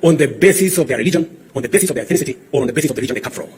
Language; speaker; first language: English; non-native, local second language; Kalenjin